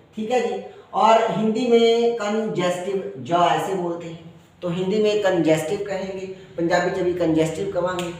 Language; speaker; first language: Hindi; non-native, local second language; Punjabi